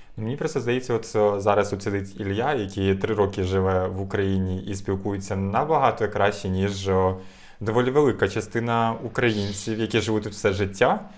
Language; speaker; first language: Ukrainian; non-native, local second language; Russian